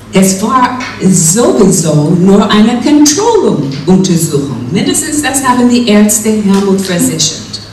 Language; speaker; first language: German; non-native, fluent; English